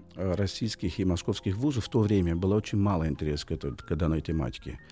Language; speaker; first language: Russian; non-native, fluent; Portuguese